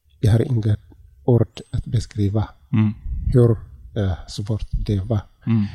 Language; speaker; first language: Swedish; non-native, learner; Tigrinya